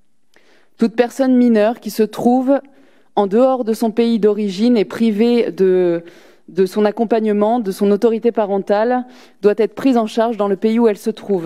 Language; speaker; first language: French; native; French